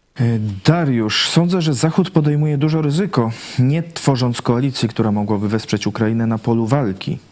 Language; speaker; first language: Polish; native; Polish